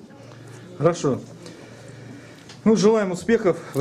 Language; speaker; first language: Russian; native; Russian